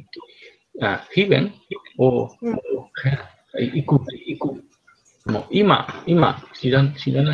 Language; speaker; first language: Japanese; non-native, learner; Spanish